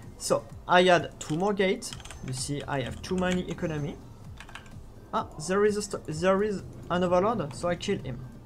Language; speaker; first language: English; non-native, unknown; French